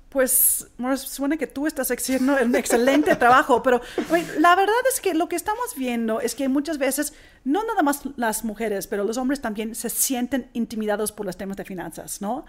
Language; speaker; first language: Spanish; non-native, fluent; English